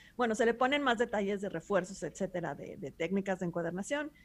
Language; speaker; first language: Spanish; native; Spanish